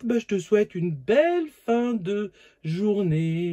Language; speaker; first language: French; native; French